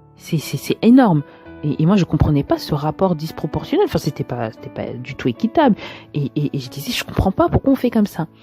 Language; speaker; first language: French; native; French